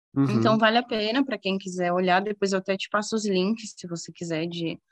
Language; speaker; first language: Portuguese; native; Portuguese